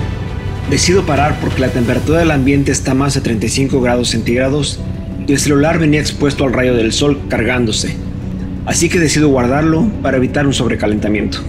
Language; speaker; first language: Spanish; native; Spanish